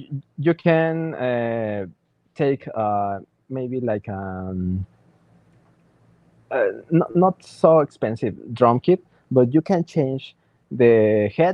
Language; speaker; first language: English; non-native, learner; Spanish